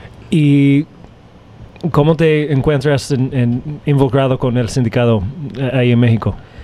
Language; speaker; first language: Spanish; non-native, fluent; English